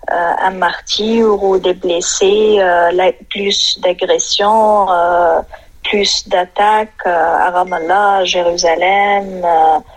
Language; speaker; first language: French; non-native, fluent; Arabic